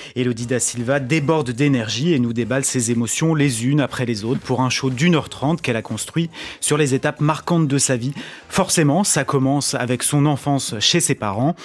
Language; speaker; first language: French; native; French